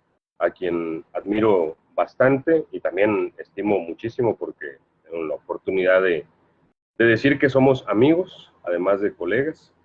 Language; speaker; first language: Spanish; native; Spanish